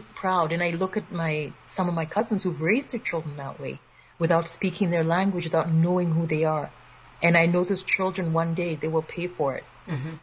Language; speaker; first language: English; native; English